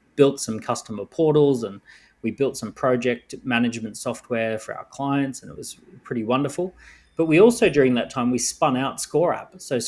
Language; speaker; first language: English; native; English